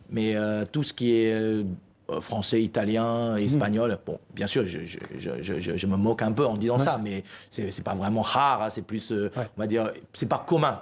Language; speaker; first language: French; non-native, fluent; Chinese